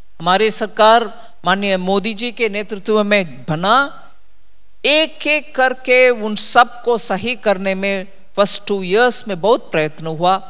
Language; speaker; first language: Hindi; non-native, local second language; Tamil